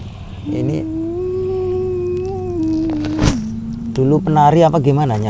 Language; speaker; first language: Indonesian; native; Indonesian